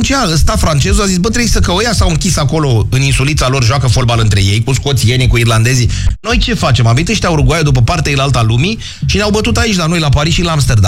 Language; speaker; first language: Romanian; native; Romanian